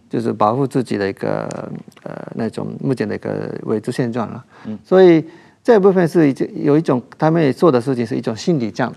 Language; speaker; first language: Chinese; non-native, fluent; Japanese